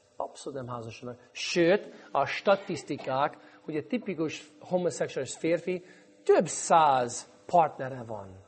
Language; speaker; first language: Hungarian; non-native, fluent; English